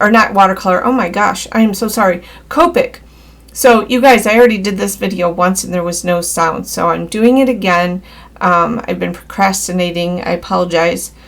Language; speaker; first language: English; native; English